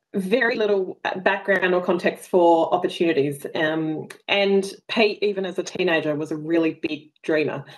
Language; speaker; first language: English; native; English